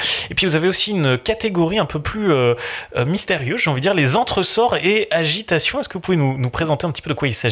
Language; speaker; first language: French; native; French